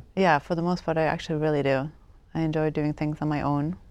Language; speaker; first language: English; non-native, fluent; Swedish